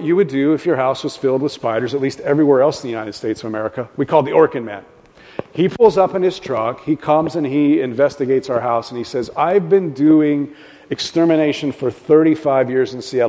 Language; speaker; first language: English; native; English